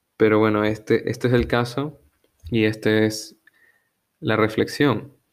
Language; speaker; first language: Spanish; native; Spanish